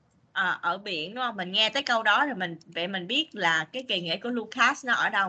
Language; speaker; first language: Vietnamese; native; Vietnamese